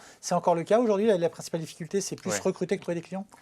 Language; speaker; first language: French; native; French